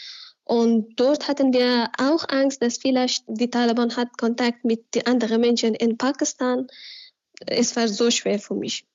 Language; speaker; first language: German; non-native, learner; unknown